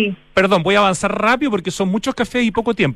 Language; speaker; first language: Spanish; native; Spanish